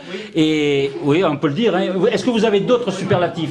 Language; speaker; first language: French; native; French